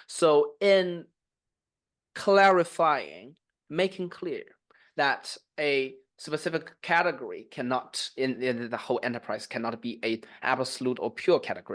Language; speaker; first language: English; non-native, fluent; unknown